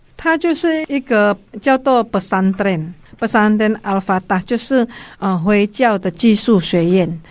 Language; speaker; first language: Chinese; non-native, fluent; Vietnamese